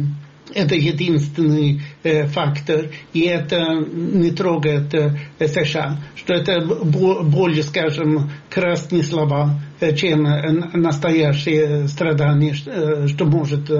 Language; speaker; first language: Russian; non-native, fluent; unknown